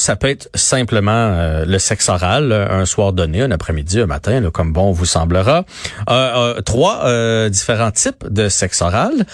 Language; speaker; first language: French; native; French